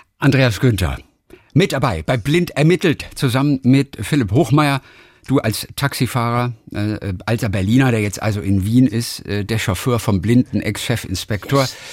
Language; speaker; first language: German; native; German